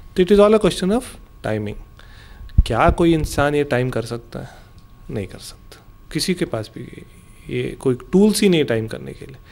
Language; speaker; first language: Hindi; non-native, local second language; Gujarati